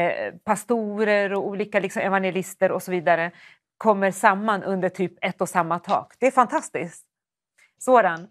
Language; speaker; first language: Swedish; native; Swedish